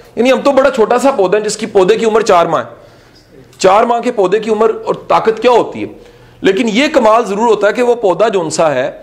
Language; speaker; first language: Urdu; non-native, local second language; Punjabi